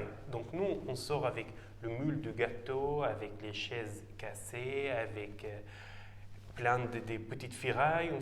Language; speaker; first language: French; non-native, fluent; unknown